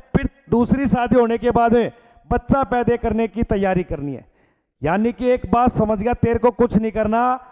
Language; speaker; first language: Hindi; native; Hindi